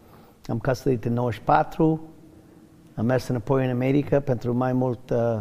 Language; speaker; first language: Romanian; non-native, learner; English